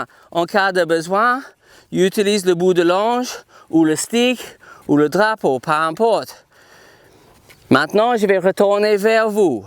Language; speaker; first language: French; non-native, fluent; English